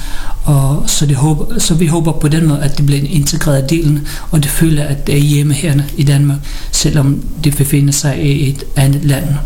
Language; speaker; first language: Danish; non-native, learner; Filipino